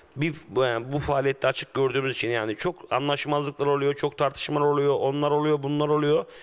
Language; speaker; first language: Turkish; native; Turkish